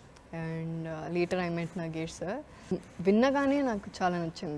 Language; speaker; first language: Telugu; non-native, learner; Malayalam